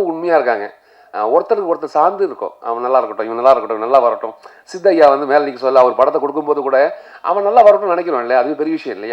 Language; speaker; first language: Tamil; native; Tamil